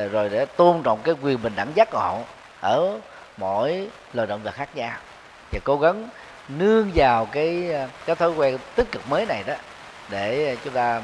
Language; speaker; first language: Vietnamese; native; Vietnamese